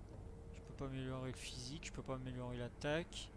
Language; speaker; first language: French; native; French